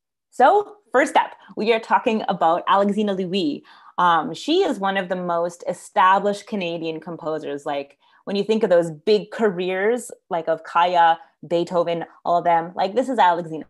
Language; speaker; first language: English; native; English